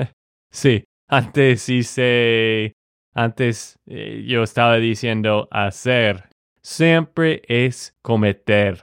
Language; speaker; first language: Spanish; non-native, fluent; English